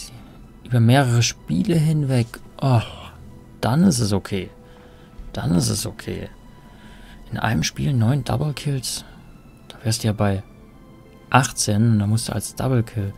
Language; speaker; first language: German; native; German